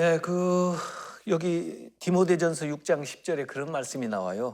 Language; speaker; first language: Korean; native; Korean